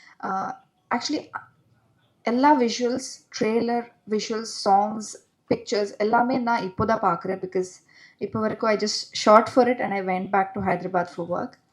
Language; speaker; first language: Tamil; non-native, learner; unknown